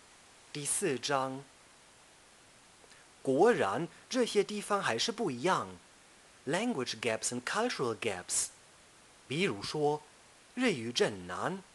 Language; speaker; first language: Chinese; non-native, fluent; German